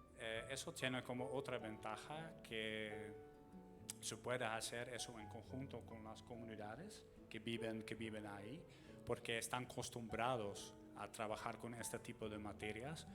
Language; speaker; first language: Spanish; non-native, fluent; Dutch